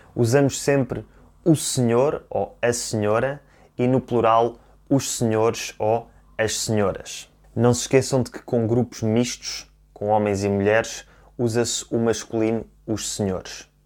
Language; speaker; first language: Portuguese; native; Portuguese